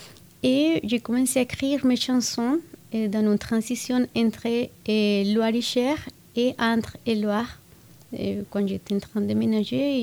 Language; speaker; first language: French; non-native, fluent; Spanish